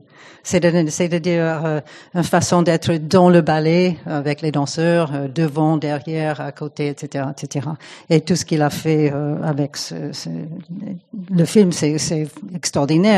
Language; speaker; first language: French; non-native, fluent; English